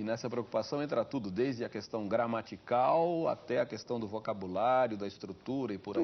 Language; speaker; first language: Portuguese; native; Portuguese